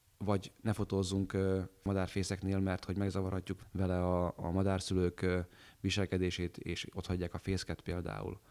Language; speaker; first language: Hungarian; native; Hungarian